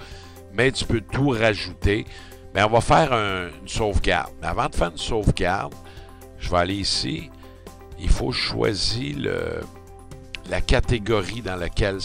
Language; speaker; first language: French; native; French